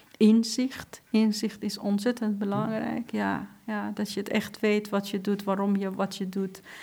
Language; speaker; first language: Dutch; non-native, fluent; Persian